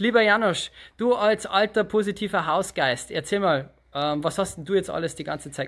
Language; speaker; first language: German; native; German